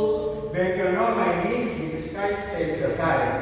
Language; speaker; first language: Japanese; non-native, learner; Indonesian